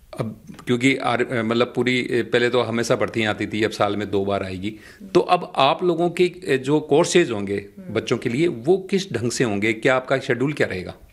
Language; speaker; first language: Hindi; native; Hindi